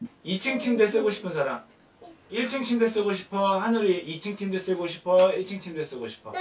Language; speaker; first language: Korean; native; Korean